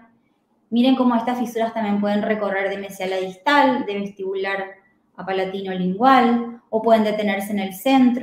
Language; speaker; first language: Spanish; native; Spanish